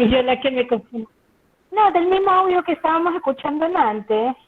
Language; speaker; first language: Spanish; non-native, learner; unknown